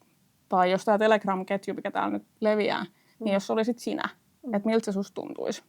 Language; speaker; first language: Finnish; native; Finnish